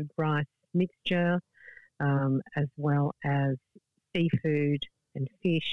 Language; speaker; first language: English; native; English